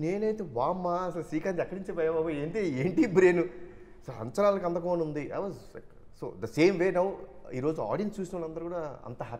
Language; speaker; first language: Telugu; native; Telugu